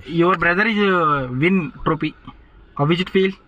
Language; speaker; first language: Telugu; native; Telugu